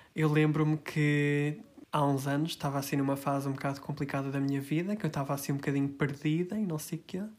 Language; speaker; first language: Portuguese; early bilingual, heritage; Portuguese